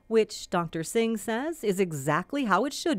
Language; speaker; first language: English; native; English